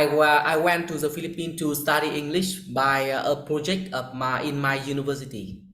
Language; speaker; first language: English; non-native, learner; Vietnamese